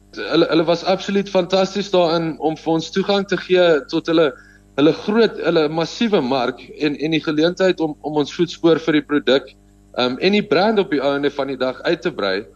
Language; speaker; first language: Afrikaans; native; Afrikaans